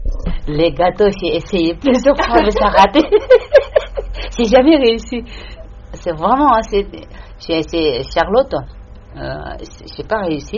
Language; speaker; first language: French; non-native, learner; Tibetan